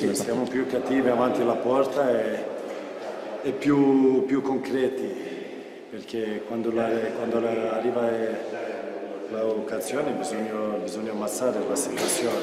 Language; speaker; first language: Italian; non-native, fluent; Swedish